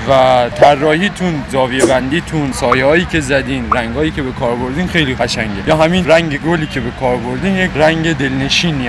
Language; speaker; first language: Persian; native; Persian